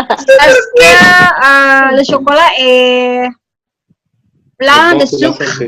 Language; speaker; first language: French; non-native, learner; Indonesian